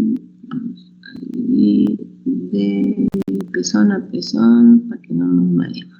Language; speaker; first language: Spanish; native; Spanish